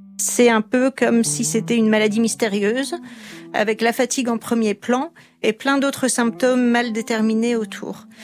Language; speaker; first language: French; native; French